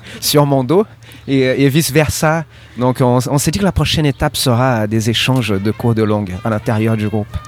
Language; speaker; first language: French; non-native, fluent; Portuguese